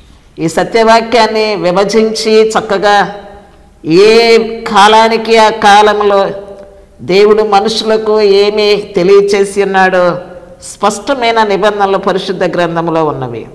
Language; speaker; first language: Telugu; native; Telugu